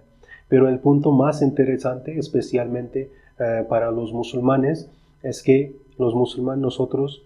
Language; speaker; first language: Spanish; non-native, fluent; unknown